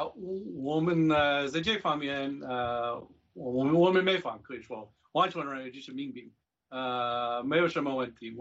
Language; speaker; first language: Chinese; non-native, fluent; English